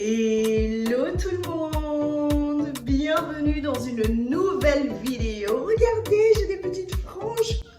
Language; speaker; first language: French; early bilingual, other home language; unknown